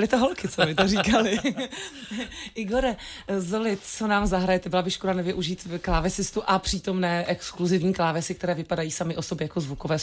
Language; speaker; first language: Czech; native; Czech